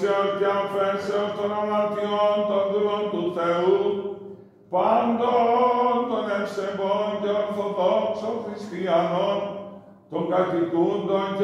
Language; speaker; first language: Greek; native; Greek